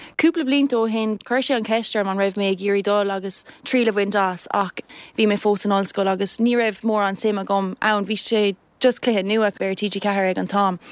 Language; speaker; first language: Irish; non-native, local second language; English